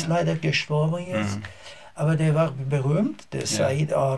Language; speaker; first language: German; non-native, learner; Azerbaijani